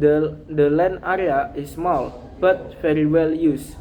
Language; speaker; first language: English; non-native, learner; Indonesian